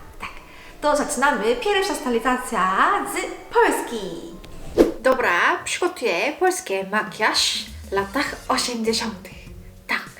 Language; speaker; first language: Polish; non-native, learner; Korean